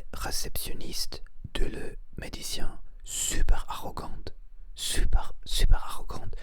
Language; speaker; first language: French; non-native, learner; Spanish